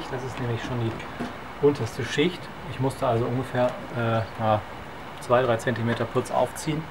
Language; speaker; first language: German; native; German